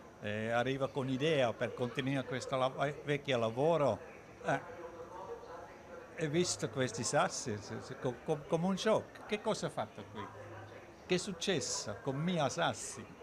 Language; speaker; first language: Italian; non-native, learner; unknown